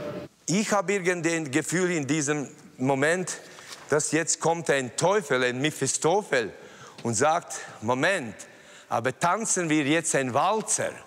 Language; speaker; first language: German; non-native, fluent; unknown